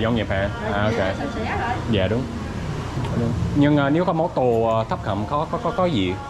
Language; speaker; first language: Vietnamese; non-native, learner; English